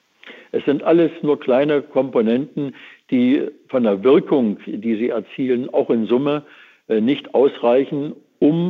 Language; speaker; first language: German; native; German